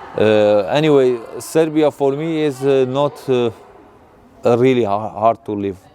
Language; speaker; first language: English; non-native, learner; Persian